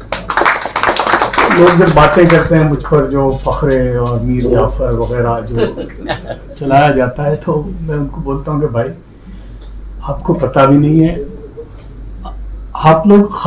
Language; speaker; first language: Hindi; native; Hindi